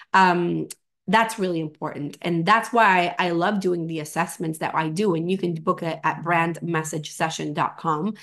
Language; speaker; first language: English; non-native, fluent; Spanish